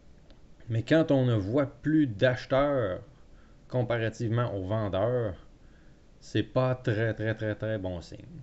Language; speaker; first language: French; native; French